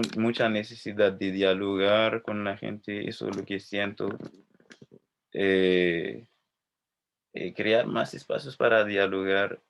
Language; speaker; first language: Spanish; non-native, fluent; Haitian Creole